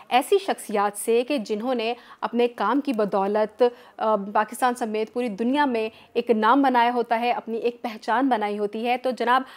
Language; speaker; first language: Urdu; native; Urdu